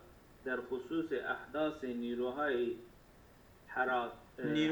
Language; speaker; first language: Persian; non-native, learner; Turkish